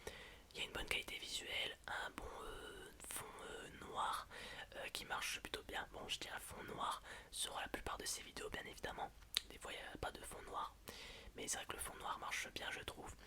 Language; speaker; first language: French; native; French